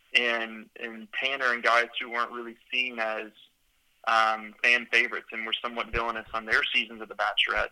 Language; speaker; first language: English; native; English